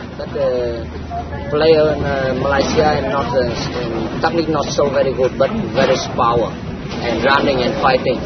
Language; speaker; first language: English; non-native, learner; Vietnamese